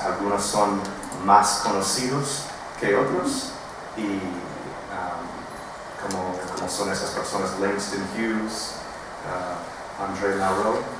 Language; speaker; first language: Spanish; non-native, fluent; English